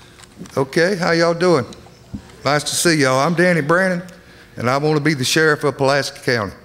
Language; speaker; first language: English; native; English